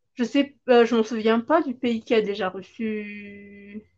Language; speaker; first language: French; non-native, local second language; Malagasy